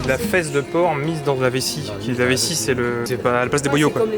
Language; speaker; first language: French; native; French